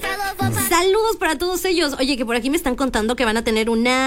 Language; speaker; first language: Spanish; native; Spanish